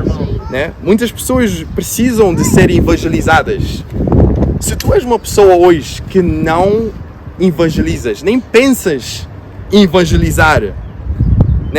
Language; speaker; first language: Portuguese; non-native, fluent; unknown